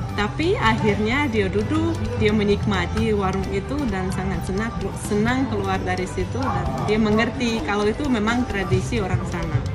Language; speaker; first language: Indonesian; non-native, fluent; Russian